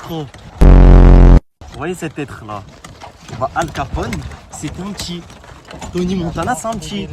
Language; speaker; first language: French; native; French